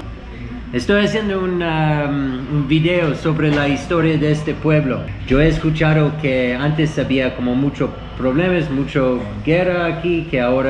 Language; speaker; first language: Spanish; non-native, learner; English